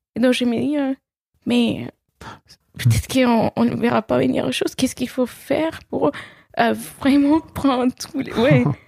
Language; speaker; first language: French; non-native, fluent; Spanish